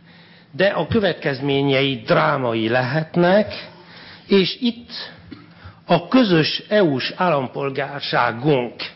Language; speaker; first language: Hungarian; non-native, fluent; French